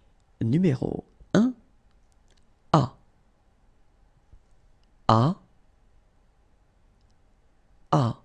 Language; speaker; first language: French; native; French